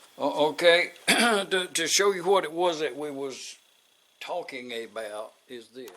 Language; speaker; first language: English; native; English